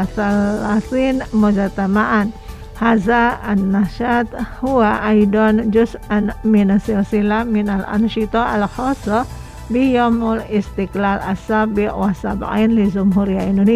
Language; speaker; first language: Arabic; non-native, fluent; Indonesian